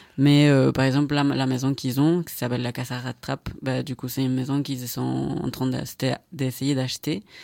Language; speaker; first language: French; non-native, fluent; Spanish